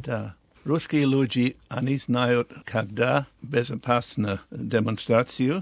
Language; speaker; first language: Russian; non-native, learner; English